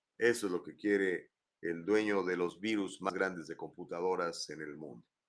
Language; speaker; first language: Spanish; native; Spanish